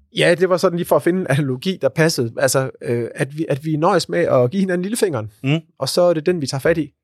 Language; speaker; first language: Danish; native; Danish